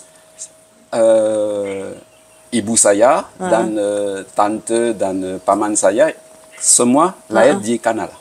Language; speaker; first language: Indonesian; early bilingual, heritage; Javanese